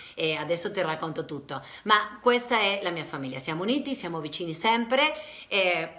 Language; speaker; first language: Italian; non-native, learner; Spanish